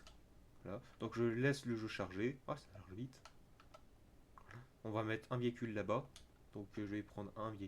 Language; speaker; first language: French; native; French